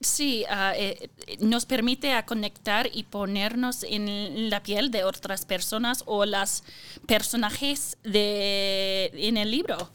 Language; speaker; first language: Spanish; non-native, fluent; English